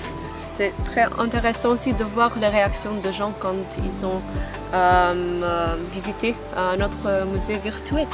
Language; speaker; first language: French; non-native, fluent; Maltese